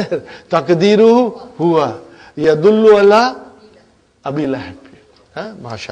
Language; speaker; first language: Arabic; non-native, fluent; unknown